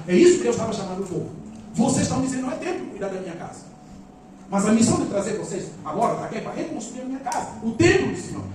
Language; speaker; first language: Portuguese; non-native, local second language; Upper Guinea Crioulo